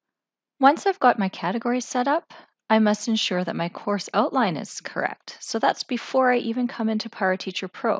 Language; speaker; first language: English; native; English